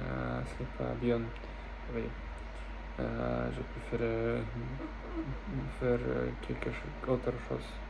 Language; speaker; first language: French; non-native, learner; Russian